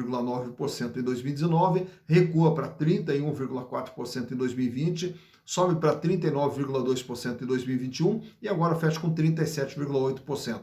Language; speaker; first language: Portuguese; native; Portuguese